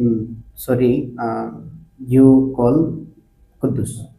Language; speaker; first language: English; non-native, learner; Bangla